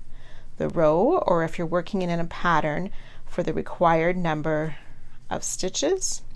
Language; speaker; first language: English; native; English